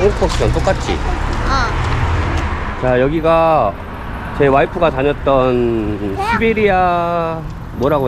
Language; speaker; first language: Korean; native; Korean